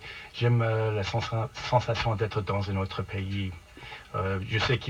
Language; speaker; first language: French; non-native, fluent; English